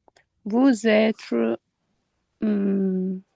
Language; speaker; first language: French; non-native, learner; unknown